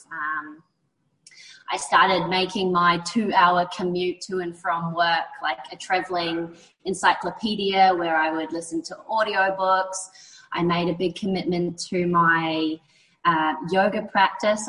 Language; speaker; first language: English; native; English